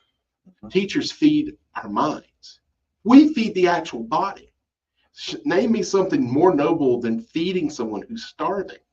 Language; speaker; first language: English; native; English